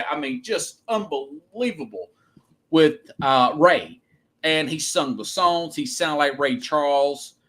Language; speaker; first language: English; native; English